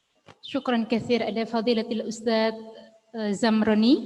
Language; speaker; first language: Arabic; non-native, fluent; Indonesian